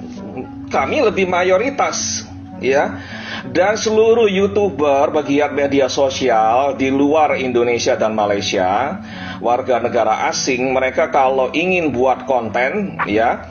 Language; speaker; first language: Indonesian; native; Indonesian